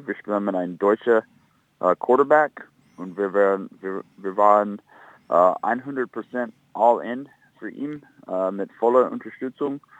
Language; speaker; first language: German; non-native, fluent; English